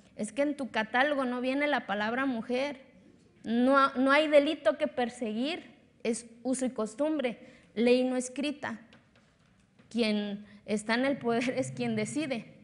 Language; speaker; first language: Spanish; non-native, local second language; Zapotec